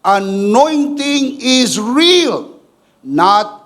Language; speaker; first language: English; non-native, local second language; Filipino